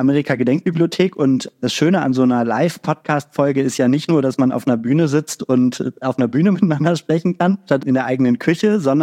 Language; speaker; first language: German; native; German